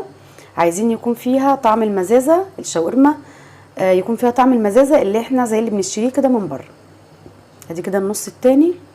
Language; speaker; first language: Arabic; native; Arabic